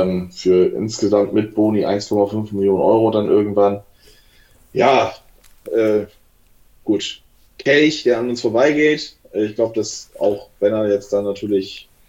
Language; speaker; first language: German; native; German